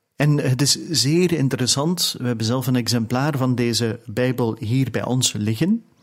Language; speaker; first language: Dutch; native; Dutch